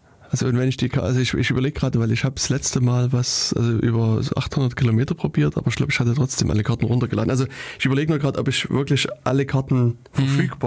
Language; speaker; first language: German; native; German